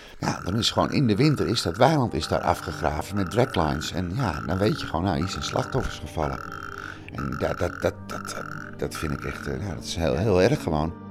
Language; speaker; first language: Dutch; native; Dutch